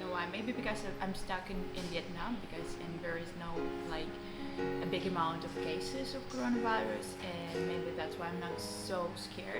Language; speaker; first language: English; non-native, learner; Russian